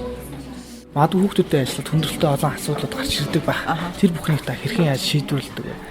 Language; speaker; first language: Mongolian; native; Mongolian